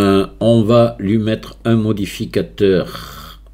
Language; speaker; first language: French; native; French